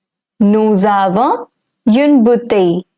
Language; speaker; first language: French; non-native, fluent; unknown